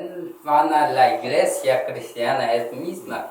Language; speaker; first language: Spanish; non-native, learner; Korean